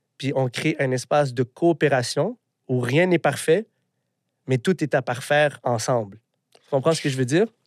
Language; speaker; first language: French; early bilingual, other home language; Arabic